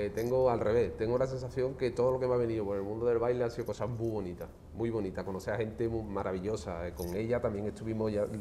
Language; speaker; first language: Spanish; native; Spanish